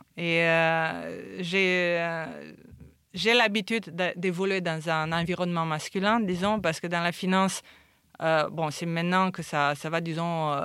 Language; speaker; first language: French; non-native, fluent; Romanian